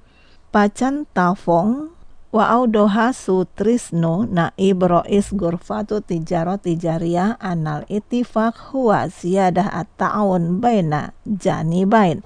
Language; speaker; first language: Arabic; non-native, fluent; Indonesian